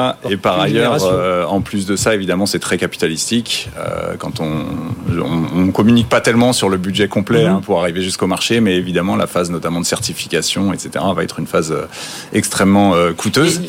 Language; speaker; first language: French; native; French